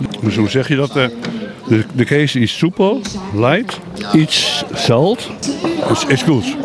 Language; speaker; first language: German; non-native, learner; Dutch